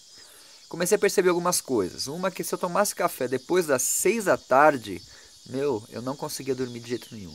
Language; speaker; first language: Portuguese; native; Portuguese